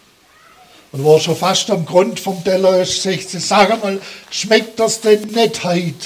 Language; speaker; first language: German; native; German